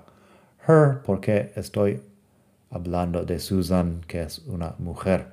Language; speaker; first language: Spanish; non-native, fluent; English